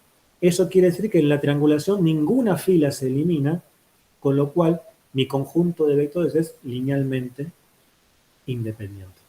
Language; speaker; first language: Spanish; native; Spanish